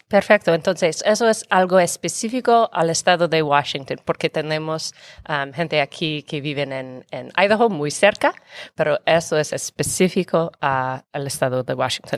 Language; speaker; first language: Spanish; non-native, fluent; English